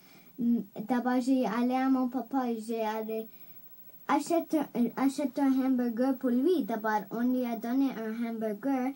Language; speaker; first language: French; non-native, local second language; English